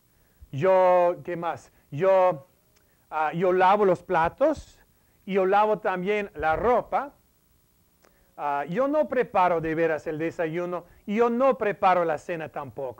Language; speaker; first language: Spanish; non-native, fluent; English